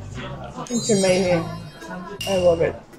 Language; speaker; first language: English; non-native, fluent; Russian